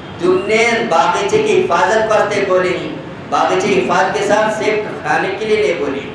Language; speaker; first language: Urdu; native; Urdu